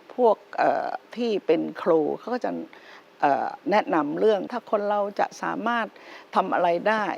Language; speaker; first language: Thai; native; Thai